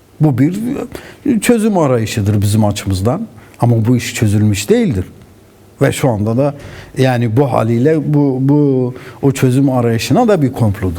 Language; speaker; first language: Turkish; non-native, local second language; Kurdish